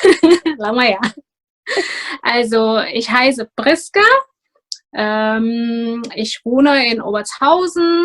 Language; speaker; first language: German; non-native, fluent; Indonesian